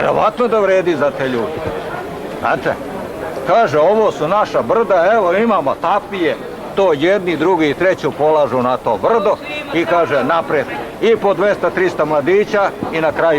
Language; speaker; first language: Croatian; native; Croatian